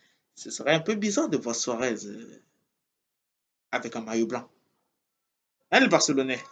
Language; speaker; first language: French; native; French